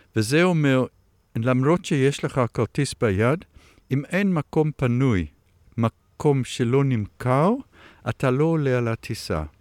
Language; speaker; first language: Hebrew; non-native, fluent; English